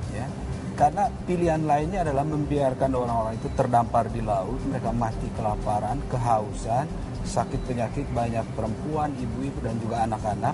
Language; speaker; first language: Indonesian; native; Indonesian